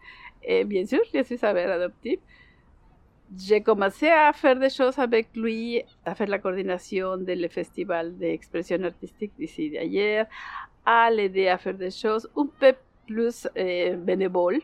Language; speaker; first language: French; non-native, learner; Spanish